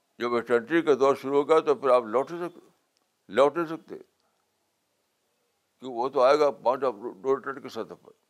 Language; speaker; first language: Urdu; native; Urdu